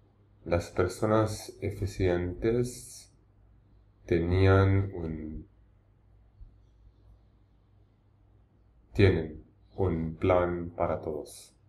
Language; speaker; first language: Spanish; non-native, learner; English